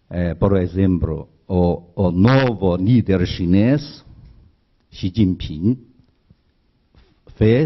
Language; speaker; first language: Portuguese; non-native, learner; Chinese